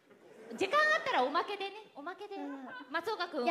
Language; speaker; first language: Japanese; native; Japanese